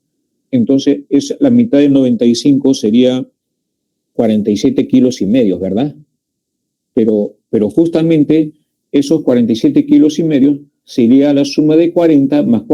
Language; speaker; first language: Spanish; native; Spanish